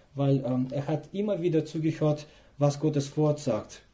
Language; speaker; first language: German; non-native, fluent; Russian